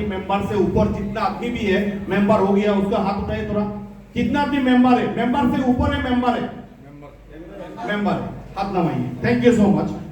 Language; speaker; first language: Hindi; non-native, local second language; Bangla